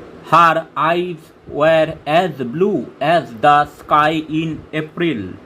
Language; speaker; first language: English; non-native, local second language; Bangla